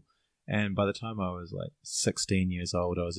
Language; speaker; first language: English; native; English